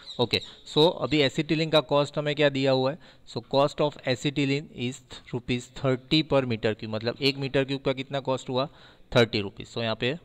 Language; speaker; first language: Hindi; non-native, local second language; Gujarati